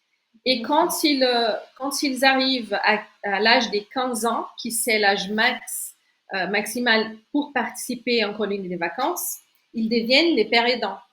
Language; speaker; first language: French; non-native, fluent; Portuguese